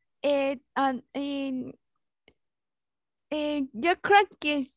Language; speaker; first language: French; non-native, learner; Spanish